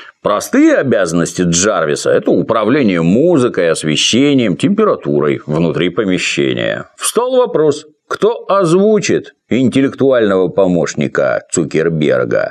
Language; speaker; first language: Russian; native; Russian